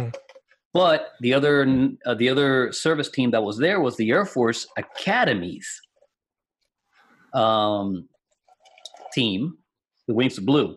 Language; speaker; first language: English; non-native, fluent; Spanish